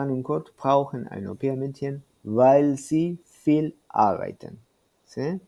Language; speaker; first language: German; non-native, fluent; Spanish